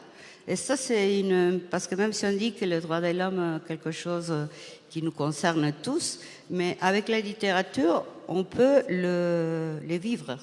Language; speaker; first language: French; non-native, fluent; Spanish